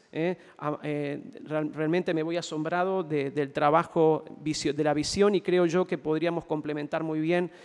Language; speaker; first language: Spanish; native; Spanish